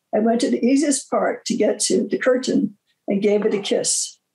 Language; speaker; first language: English; native; English